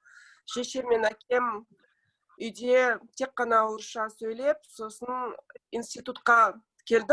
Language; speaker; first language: Kazakh; non-native, local second language; Russian